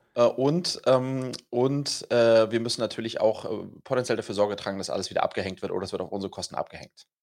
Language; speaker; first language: German; native; German